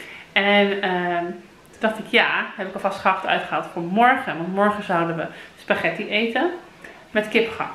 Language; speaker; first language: Dutch; native; Dutch